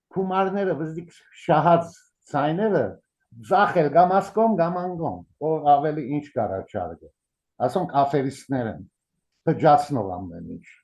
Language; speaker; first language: Armenian; early bilingual, heritage; Armenian